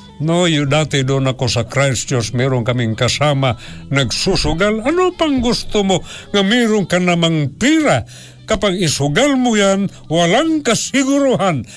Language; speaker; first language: Filipino; non-native, local second language; Cebuano